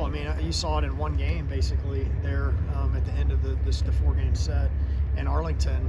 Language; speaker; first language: English; native; English